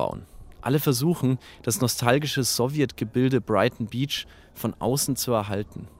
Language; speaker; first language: German; native; German